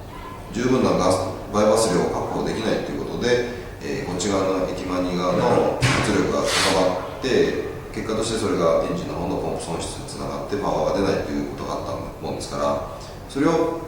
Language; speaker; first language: Japanese; native; Japanese